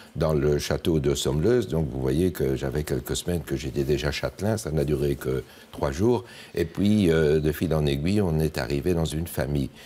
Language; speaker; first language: French; native; French